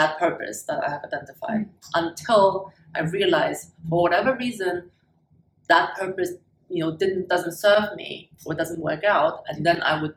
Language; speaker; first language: English; non-native, fluent; German